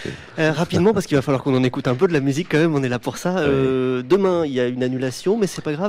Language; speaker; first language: French; native; French